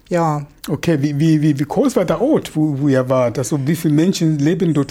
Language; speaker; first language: German; non-native, fluent; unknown